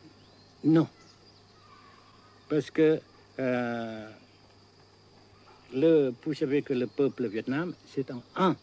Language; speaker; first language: French; non-native, local second language; Vietnamese